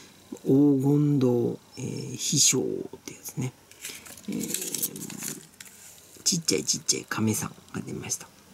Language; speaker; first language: Japanese; native; Japanese